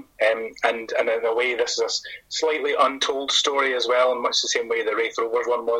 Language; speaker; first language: English; native; English